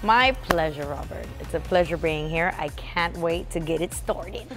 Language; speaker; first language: English; native; English